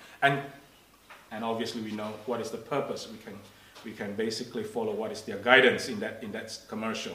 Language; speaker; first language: English; non-native, fluent; Indonesian